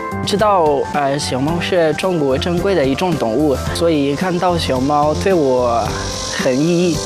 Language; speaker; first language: Chinese; non-native, learner; Malagasy